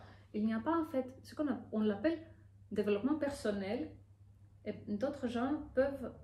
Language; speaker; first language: French; non-native, fluent; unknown